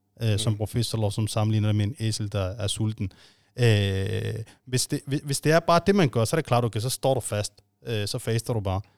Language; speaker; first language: Danish; non-native, fluent; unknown